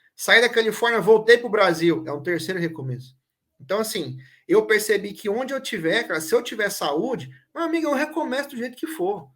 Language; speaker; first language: Portuguese; native; Portuguese